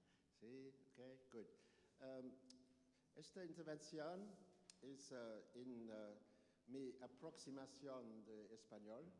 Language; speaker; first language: Spanish; non-native, learner; English